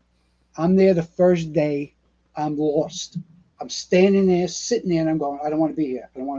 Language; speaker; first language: English; native; English